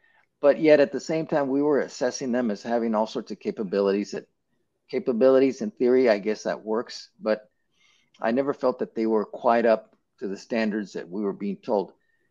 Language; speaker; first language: English; native; English